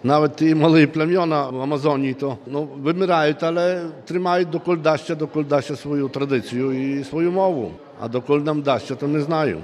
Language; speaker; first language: Ukrainian; native; Ukrainian